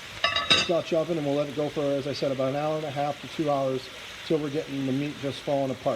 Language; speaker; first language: English; native; English